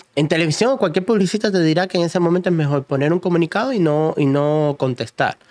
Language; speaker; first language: Spanish; native; Spanish